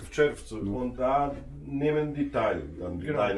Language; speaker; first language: German; non-native, fluent; Polish